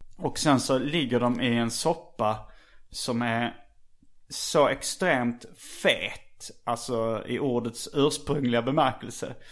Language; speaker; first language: Swedish; native; Swedish